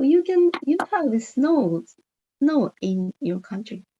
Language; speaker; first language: English; non-native, learner; Japanese